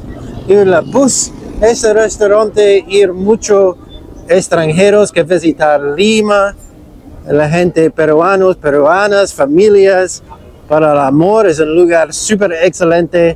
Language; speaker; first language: Spanish; non-native, learner; English